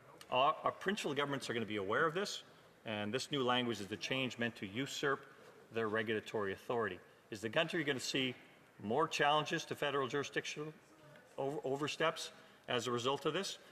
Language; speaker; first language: English; native; English